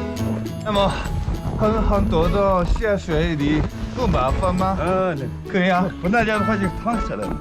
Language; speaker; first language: Chinese; non-native, learner; Korean